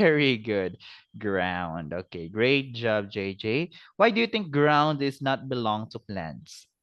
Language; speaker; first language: English; non-native, fluent; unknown